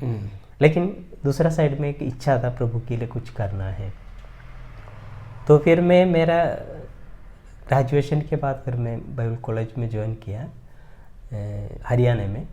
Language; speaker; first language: Hindi; non-native, local second language; Malayalam